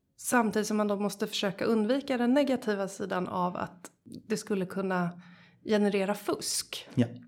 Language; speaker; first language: Swedish; native; Swedish